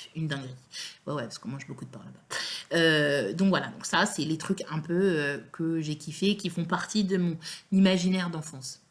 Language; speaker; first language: French; native; French